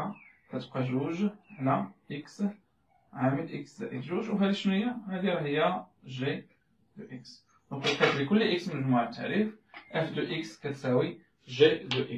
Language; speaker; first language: Arabic; native; Arabic